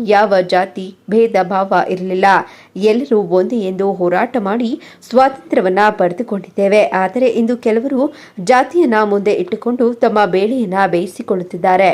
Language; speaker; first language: Kannada; native; Kannada